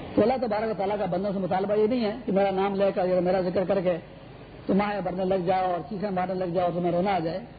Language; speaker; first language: Urdu; non-native, local second language; Pashto